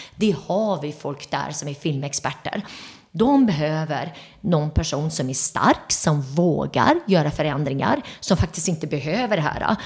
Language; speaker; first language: Swedish; early bilingual, other home language; Turoyo